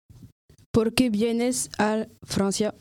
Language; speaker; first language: Spanish; non-native, learner; French